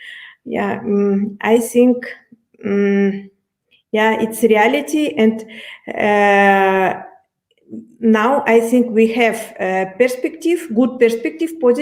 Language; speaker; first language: English; non-native, learner; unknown